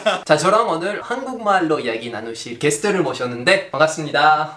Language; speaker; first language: Korean; non-native, fluent; French